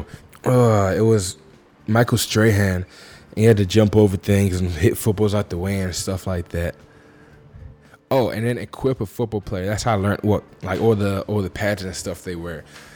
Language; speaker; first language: English; native; English